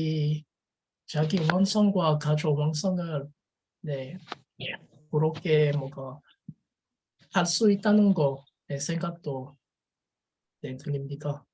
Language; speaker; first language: Korean; non-native, learner; French